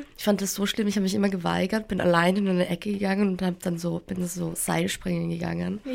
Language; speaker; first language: German; native; German